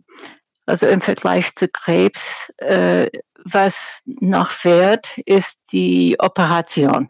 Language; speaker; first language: German; non-native, fluent; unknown